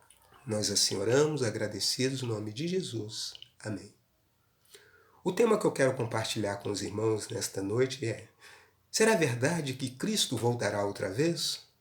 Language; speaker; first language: Portuguese; native; Portuguese